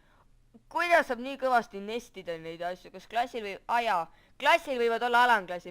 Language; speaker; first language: Estonian; native; Estonian